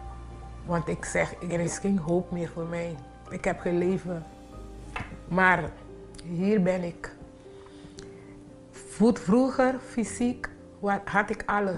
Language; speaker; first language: Dutch; non-native, fluent; Papiamento